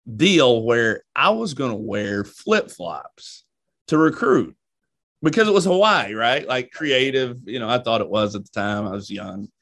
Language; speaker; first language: English; native; English